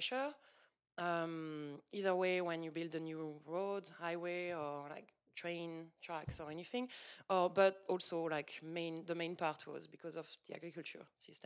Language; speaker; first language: English; non-native, fluent; French